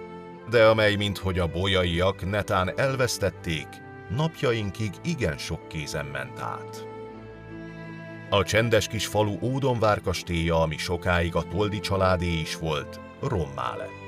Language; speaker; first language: Hungarian; native; Hungarian